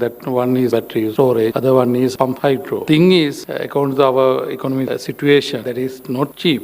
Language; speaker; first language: English; non-native, local second language; Sinhala